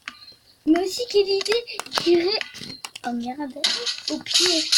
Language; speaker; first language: French; native; French